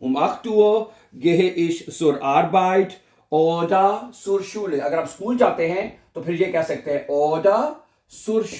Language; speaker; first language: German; non-native, fluent; Urdu